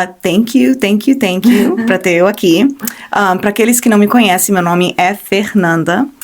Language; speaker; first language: Portuguese; early bilingual, heritage; Portuguese